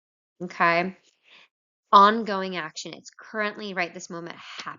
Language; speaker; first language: English; native; English